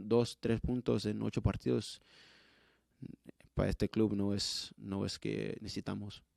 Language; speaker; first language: Spanish; early bilingual, heritage; Spanish